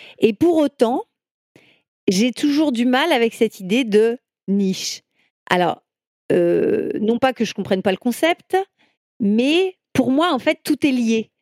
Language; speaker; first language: French; native; French